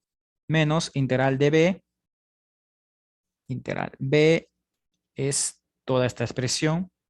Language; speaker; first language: Spanish; native; Spanish